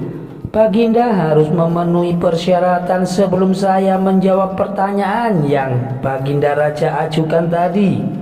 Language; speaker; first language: Indonesian; native; Indonesian